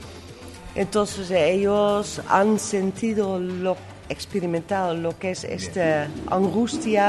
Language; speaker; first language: Spanish; non-native, fluent; Dutch